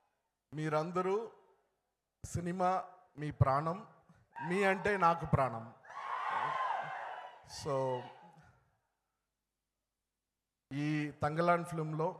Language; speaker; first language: Telugu; non-native, learner; Tamil